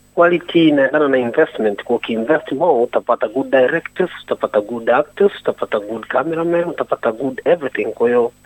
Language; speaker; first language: Swahili; native; Swahili